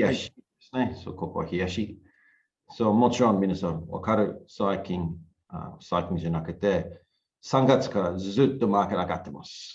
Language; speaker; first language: Japanese; non-native, learner; English